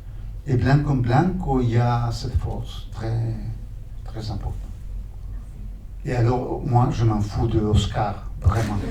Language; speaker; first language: French; non-native, fluent; Spanish